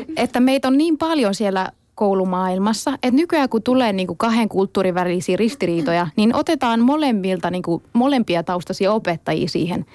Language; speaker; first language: Finnish; early bilingual, other home language; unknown